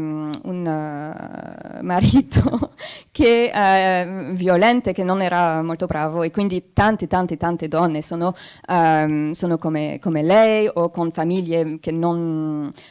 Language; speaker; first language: Italian; non-native, fluent; French